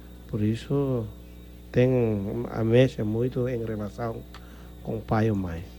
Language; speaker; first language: Portuguese; non-native, fluent; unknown